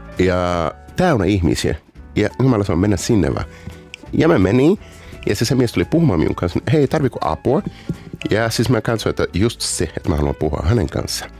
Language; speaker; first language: Finnish; non-native, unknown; Portuguese